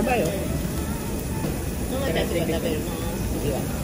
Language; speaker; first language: Japanese; native; Japanese